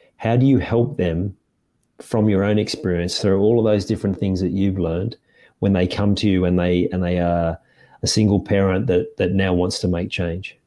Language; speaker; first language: English; native; English